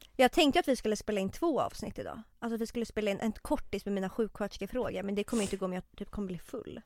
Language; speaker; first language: Swedish; early bilingual, other home language; Serbian